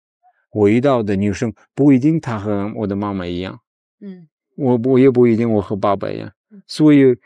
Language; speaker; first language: Chinese; non-native, fluent; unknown